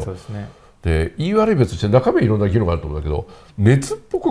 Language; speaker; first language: Japanese; native; Japanese